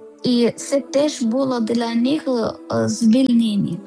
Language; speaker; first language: Ukrainian; non-native, learner; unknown